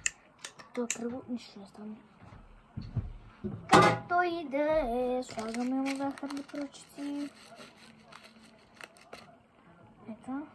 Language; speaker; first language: Bulgarian; native; Bulgarian